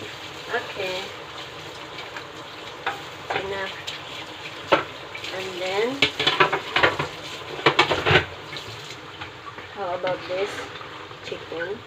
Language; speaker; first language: English; non-native, learner; Filipino